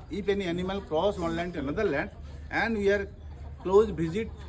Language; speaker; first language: English; non-native, local second language; Bangla